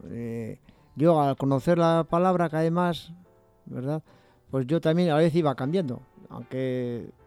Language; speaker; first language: Spanish; native; Spanish